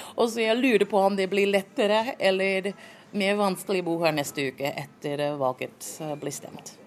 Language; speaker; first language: Norwegian; non-native, fluent; English